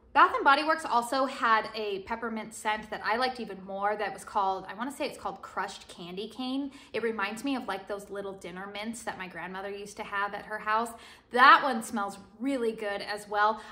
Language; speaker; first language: English; native; English